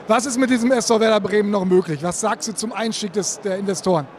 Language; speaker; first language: German; native; German